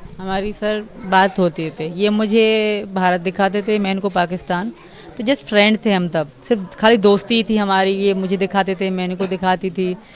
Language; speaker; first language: Urdu; non-native, local second language; Sindhi